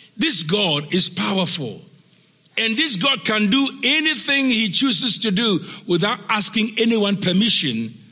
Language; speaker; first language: English; non-native, local second language; Akan